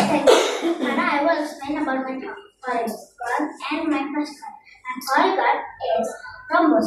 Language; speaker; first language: English; non-native, learner; Indonesian